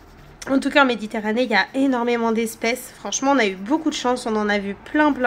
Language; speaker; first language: French; native; French